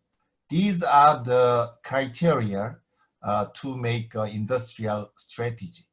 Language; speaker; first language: English; non-native, fluent; Korean